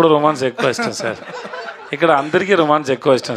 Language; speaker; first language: Telugu; non-native, learner; Tamil